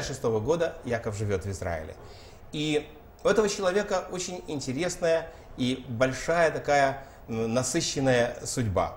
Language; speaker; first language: Russian; native; Russian